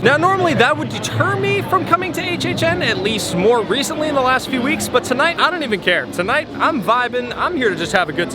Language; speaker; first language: English; native; English